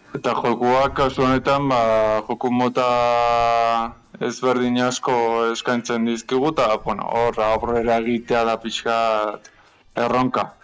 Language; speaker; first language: Basque; native; Basque